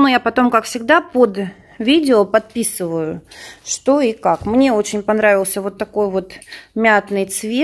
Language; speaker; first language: Russian; native; Russian